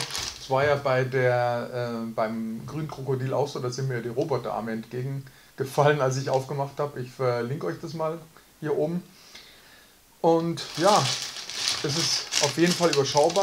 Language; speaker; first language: German; native; German